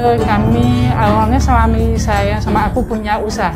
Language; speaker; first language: Indonesian; non-native, fluent; Dutch